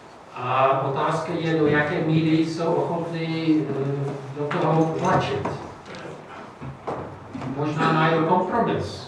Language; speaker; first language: Czech; non-native, fluent; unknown